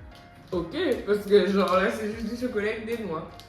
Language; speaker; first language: French; native; French